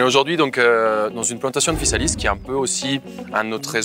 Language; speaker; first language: French; non-native, fluent; Spanish